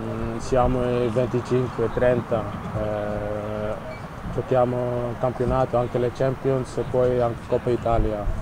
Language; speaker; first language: Italian; non-native, learner; Dutch